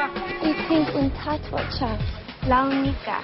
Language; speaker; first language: Catalan; non-native, learner; English